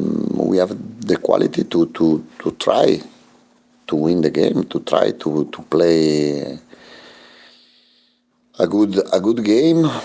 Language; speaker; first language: English; non-native, fluent; Italian